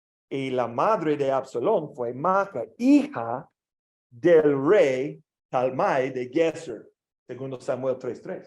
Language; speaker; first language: Spanish; non-native, learner; English